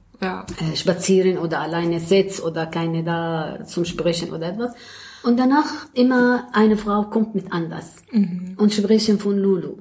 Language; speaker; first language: German; non-native, learner; Arabic